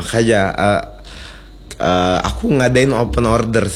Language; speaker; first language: Indonesian; native; Indonesian